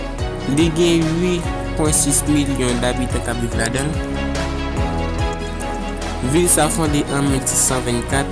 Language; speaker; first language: French; non-native, learner; Haitian Creole